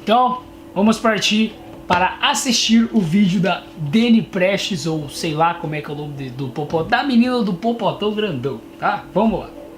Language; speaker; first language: Portuguese; native; Portuguese